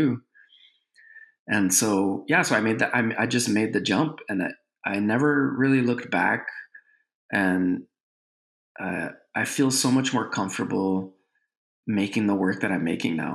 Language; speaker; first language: English; native; English